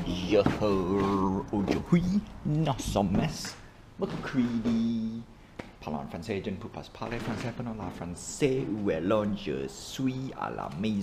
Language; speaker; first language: French; non-native, learner; English